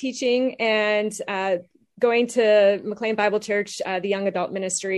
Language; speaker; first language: English; native; English